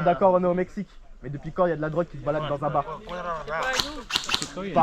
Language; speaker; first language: French; native; French